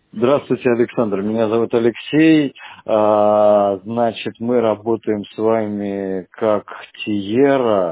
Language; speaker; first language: Russian; native; Russian